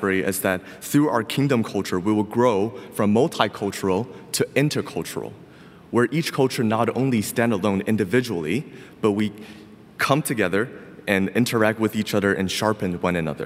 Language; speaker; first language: English; non-native, fluent; Chinese